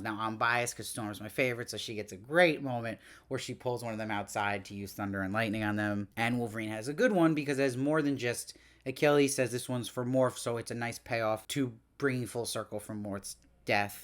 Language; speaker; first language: English; native; English